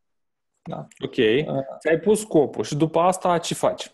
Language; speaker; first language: Romanian; native; Romanian